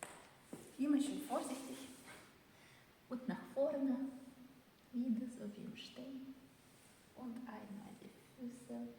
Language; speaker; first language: German; non-native, fluent; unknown